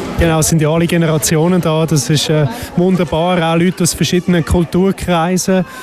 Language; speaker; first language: German; native; German